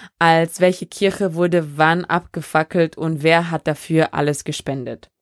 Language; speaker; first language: German; early bilingual, other home language; French